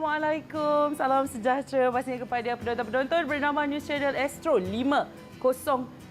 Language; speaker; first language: Malay; native; Malay